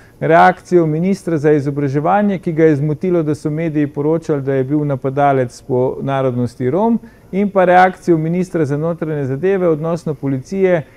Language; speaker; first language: Slovenian; native; Slovenian